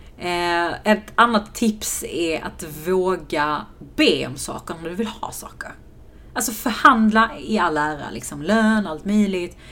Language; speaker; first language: Swedish; native; Swedish